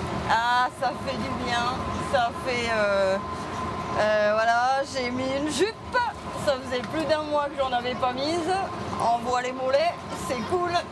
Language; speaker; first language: French; native; French